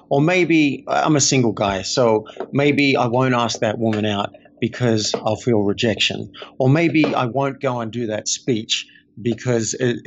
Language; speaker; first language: English; native; English